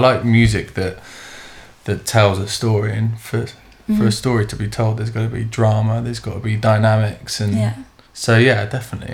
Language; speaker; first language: English; native; English